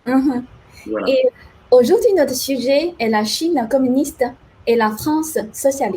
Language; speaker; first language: French; non-native, fluent; Chinese